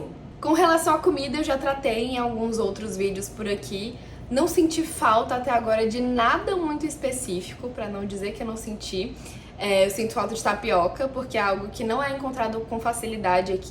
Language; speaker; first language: Portuguese; native; Portuguese